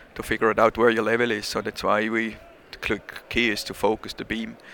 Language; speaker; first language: English; non-native, fluent; German